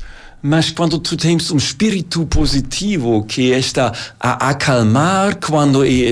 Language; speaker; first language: Portuguese; non-native, learner; German